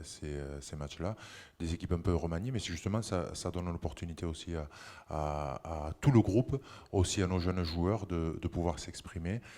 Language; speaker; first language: French; native; French